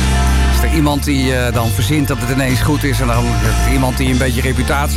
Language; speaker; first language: Dutch; native; Dutch